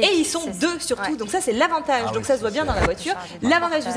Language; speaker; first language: French; native; French